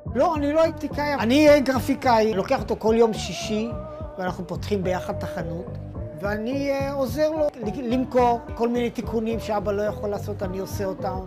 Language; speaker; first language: Hebrew; native; Hebrew